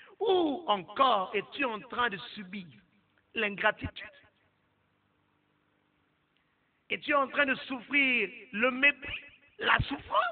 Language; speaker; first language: French; non-native, local second language; Lingala